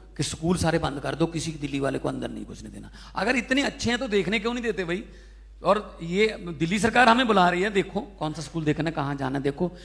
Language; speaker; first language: Hindi; non-native, local second language; Punjabi